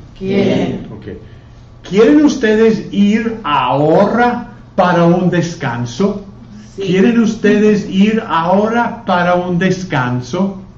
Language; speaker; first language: Spanish; non-native, fluent; English